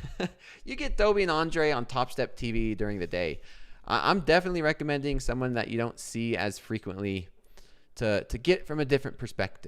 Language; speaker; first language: English; native; English